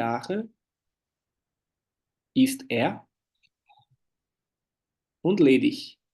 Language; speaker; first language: German; non-native, fluent; Portuguese